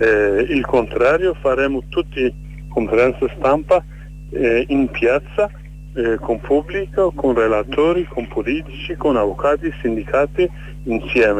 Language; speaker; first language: Italian; non-native, fluent; Kurdish